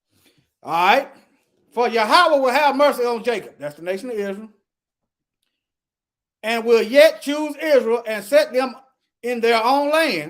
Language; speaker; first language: English; native; English